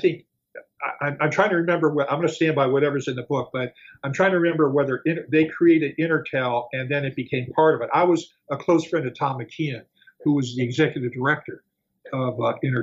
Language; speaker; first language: English; native; English